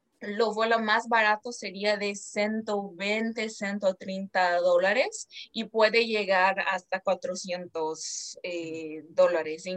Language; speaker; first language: Spanish; non-native, fluent; Portuguese